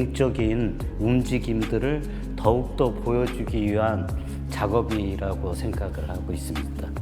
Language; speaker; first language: Korean; native; Korean